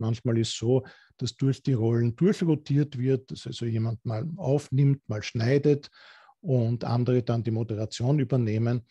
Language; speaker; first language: German; native; German